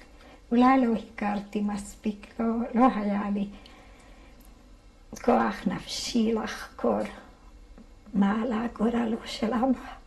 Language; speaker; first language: Hebrew; non-native, fluent; Hungarian